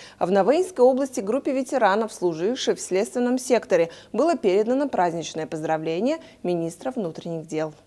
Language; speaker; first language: Russian; non-native, local second language; Uzbek